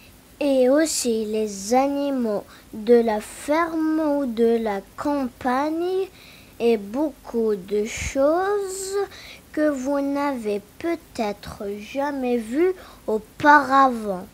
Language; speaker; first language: French; non-native, local second language; Arabic